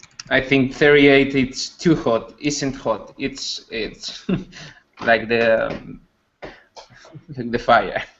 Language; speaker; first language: English; non-native, learner; Spanish